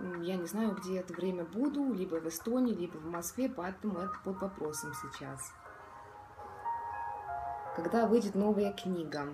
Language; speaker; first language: Russian; non-native, local second language; Estonian